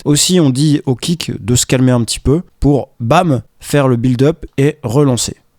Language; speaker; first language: French; native; French